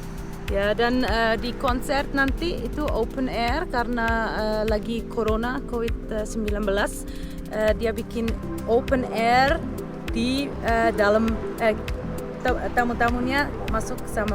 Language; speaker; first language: Indonesian; early bilingual, heritage; Indonesian